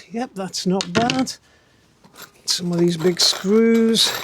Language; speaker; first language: English; native; English